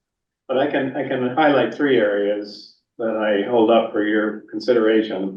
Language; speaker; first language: English; native; English